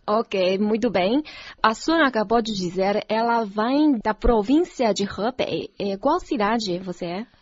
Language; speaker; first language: Portuguese; non-native, fluent; Chinese